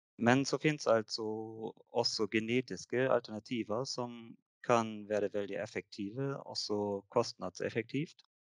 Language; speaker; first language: Norwegian; non-native, fluent; German